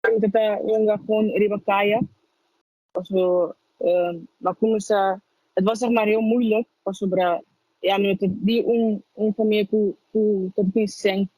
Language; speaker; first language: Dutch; early bilingual, other home language; Papiamento